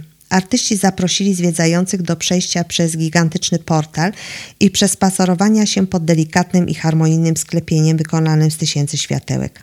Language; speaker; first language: Polish; native; Polish